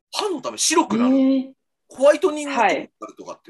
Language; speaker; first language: Japanese; native; Japanese